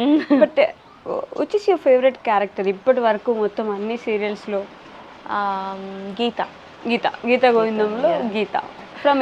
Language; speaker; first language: Telugu; native; Telugu